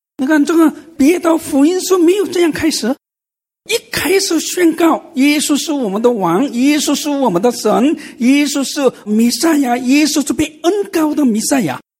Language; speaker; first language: Chinese; non-native, fluent; Korean